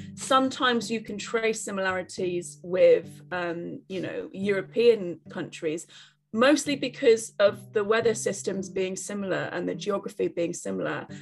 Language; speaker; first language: English; native; English